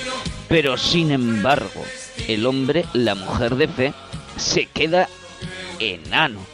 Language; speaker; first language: Spanish; native; Spanish